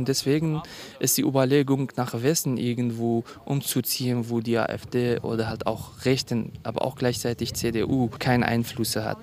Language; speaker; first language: German; non-native, fluent; Kurdish